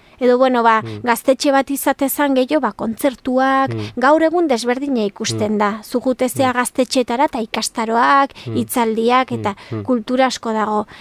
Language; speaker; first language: Basque; native; Basque